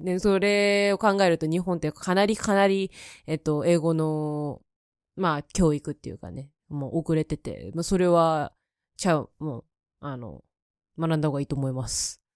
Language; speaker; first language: Japanese; native; Japanese